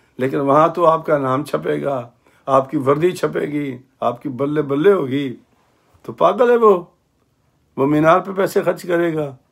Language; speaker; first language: Urdu; native; Urdu